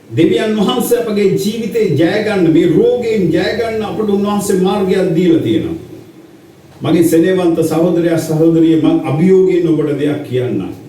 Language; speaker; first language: Sinhala; native; Sinhala